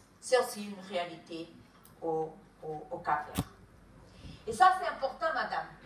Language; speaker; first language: French; non-native, fluent; Kabuverdianu